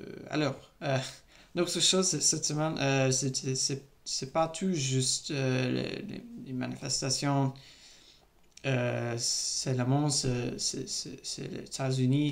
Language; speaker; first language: French; non-native, learner; English